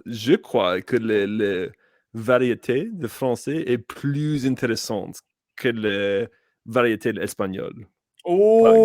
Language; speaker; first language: French; non-native, learner; English